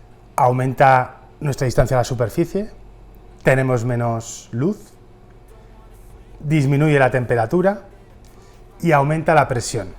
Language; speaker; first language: Spanish; native; Spanish